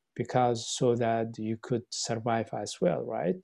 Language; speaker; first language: English; non-native, fluent; Somali